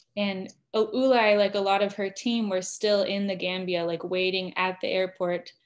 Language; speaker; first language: English; native; English